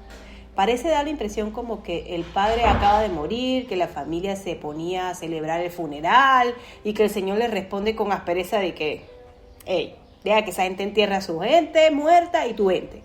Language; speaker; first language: Spanish; native; Spanish